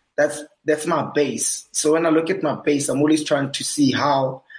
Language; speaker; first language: English; non-native, local second language; Southern Sotho